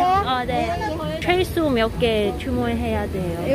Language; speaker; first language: Korean; non-native, learner; Cantonese